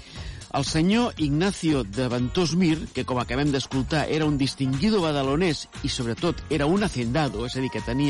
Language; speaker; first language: Catalan; native; Catalan